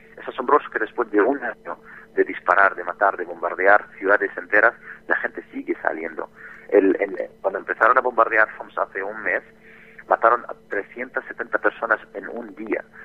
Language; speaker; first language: Spanish; non-native, fluent; Arabic